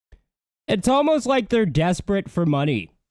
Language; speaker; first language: English; native; English